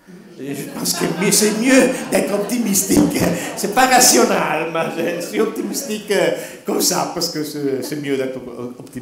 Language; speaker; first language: French; non-native, learner; Italian